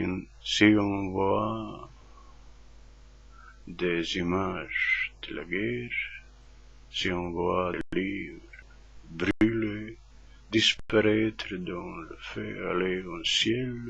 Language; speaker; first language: French; non-native, fluent; Croatian